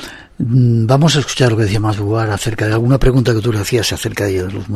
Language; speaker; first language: Spanish; native; Spanish